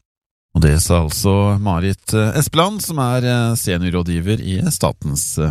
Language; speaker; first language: Norwegian; native; Norwegian